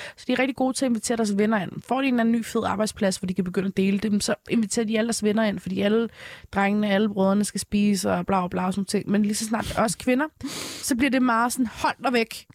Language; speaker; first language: Danish; early bilingual, other home language; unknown